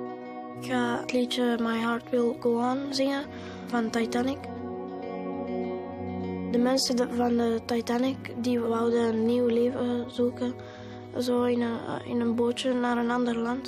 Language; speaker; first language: Dutch; early bilingual, other home language; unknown